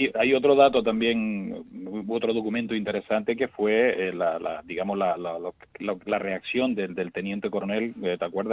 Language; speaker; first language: Spanish; native; Spanish